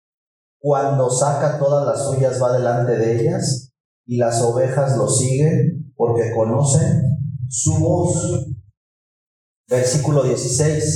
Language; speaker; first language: Spanish; native; Spanish